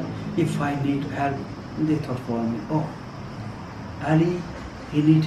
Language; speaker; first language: English; non-native, learner; Persian